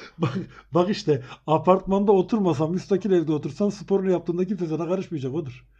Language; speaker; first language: Turkish; native; Turkish